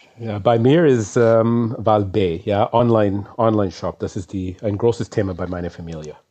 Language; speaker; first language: German; non-native, fluent; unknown